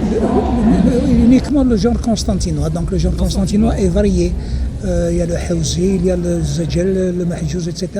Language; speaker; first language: French; non-native, local second language; Arabic